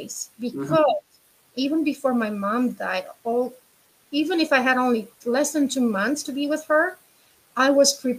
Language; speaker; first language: English; non-native, fluent; Romanian